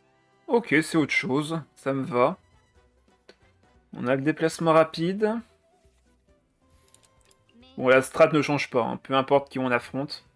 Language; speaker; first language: French; native; French